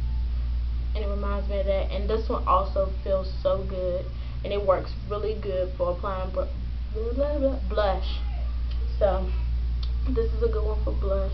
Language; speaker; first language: English; native; English